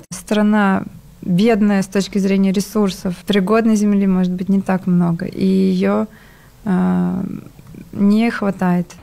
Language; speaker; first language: Russian; native; Russian